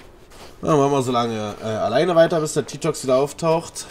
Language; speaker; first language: German; native; German